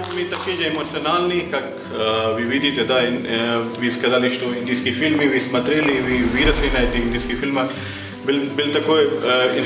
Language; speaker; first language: Russian; non-native, fluent; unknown